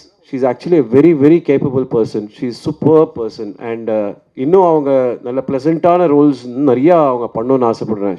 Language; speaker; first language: Tamil; native; Tamil